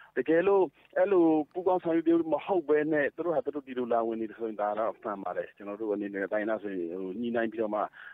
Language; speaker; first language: Burmese; non-native, local second language; Shwe Palaung